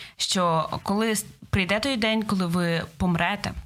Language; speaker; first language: Ukrainian; native; Ukrainian